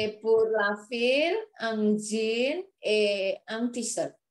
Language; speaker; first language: French; non-native, learner; Indonesian